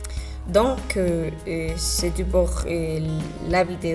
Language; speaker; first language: French; non-native, learner; Spanish